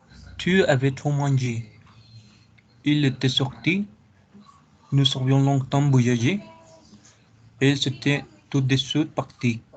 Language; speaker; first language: French; non-native, learner; Spanish